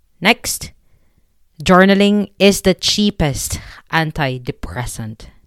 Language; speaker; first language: English; non-native, local second language; Filipino